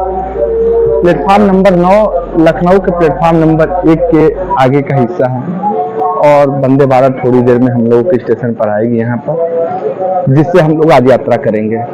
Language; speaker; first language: Hindi; native; Hindi